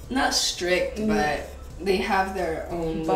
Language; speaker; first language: English; non-native, fluent; Japanese